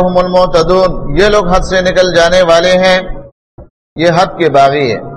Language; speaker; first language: Urdu; non-native, local second language; Pashto